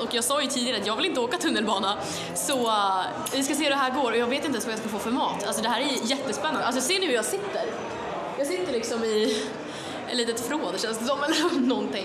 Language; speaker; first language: Swedish; native; Swedish